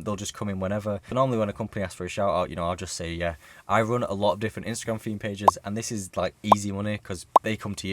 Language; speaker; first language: English; native; English